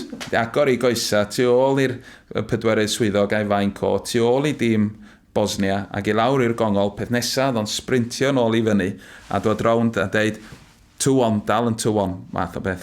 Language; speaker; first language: Welsh; native; Welsh